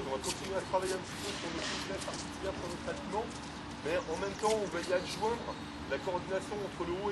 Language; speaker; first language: French; native; French